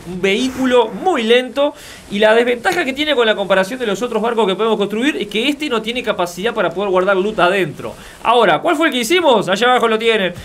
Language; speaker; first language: Spanish; native; Spanish